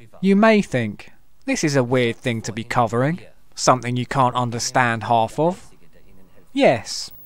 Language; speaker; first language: English; native; English